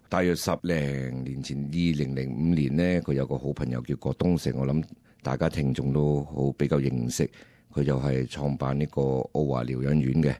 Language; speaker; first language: Cantonese; early bilingual, heritage; Cantonese